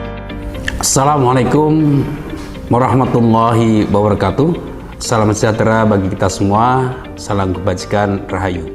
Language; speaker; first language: Indonesian; native; Indonesian